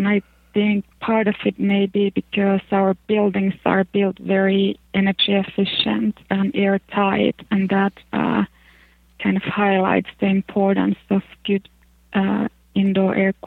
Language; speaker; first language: English; non-native, fluent; Finnish